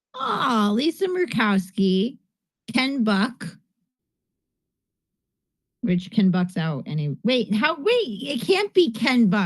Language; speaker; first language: English; native; English